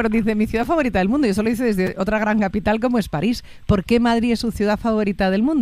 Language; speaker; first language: Spanish; native; Spanish